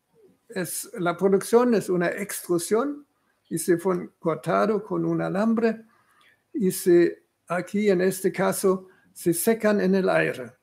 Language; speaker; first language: Spanish; non-native, fluent; German